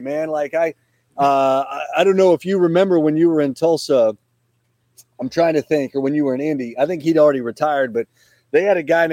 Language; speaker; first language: English; native; English